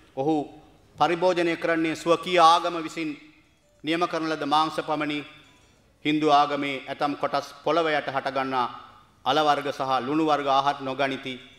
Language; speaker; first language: Sinhala; non-native, local second language; Tamil